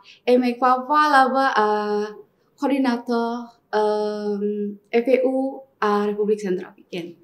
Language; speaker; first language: French; non-native, learner; Indonesian